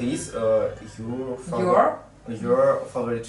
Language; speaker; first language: English; non-native, learner; Russian